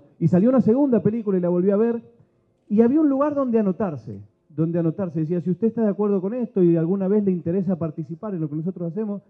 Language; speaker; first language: Spanish; native; Spanish